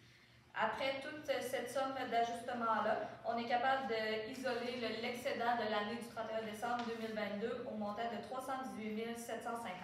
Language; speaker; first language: French; native; French